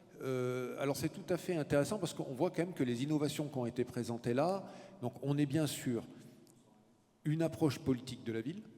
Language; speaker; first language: French; native; French